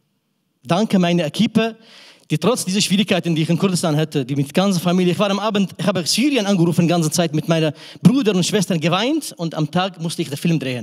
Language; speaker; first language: German; non-native, fluent; Kurdish